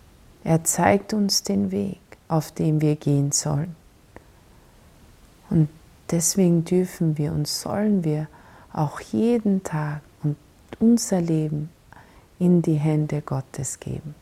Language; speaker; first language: German; non-native, fluent; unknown